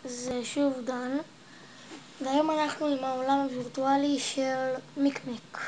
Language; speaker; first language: Hebrew; native; Hebrew